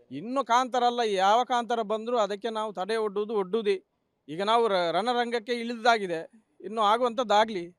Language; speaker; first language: Kannada; non-native, local second language; Tulu